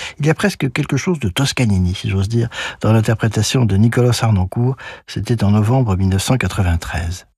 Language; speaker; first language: French; native; French